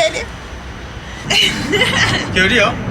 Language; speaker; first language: Turkish; non-native, learner; Korean